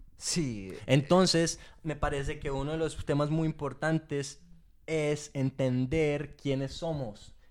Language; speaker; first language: Spanish; early bilingual, heritage; Spanish